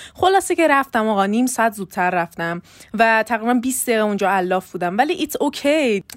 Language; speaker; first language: Persian; early bilingual, heritage; Persian